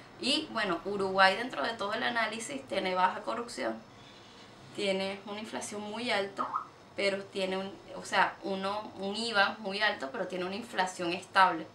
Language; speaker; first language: Spanish; native; Spanish